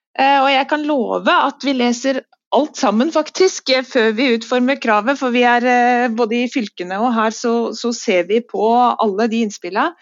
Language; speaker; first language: Norwegian; native; Norwegian